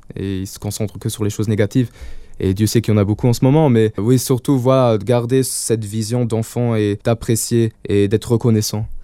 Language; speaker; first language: French; non-native, local second language; Luxembourgish